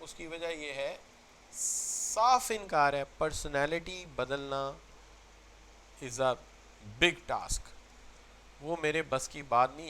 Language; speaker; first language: Urdu; native; Urdu